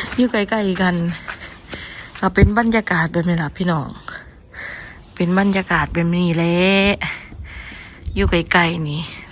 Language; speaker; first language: Thai; native; Thai